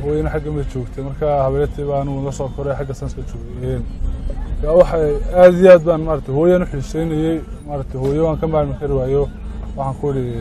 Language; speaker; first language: Somali; early bilingual, other home language; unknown